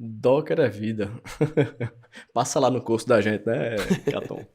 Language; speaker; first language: Portuguese; native; Portuguese